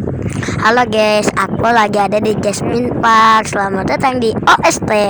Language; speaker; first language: Indonesian; native; Indonesian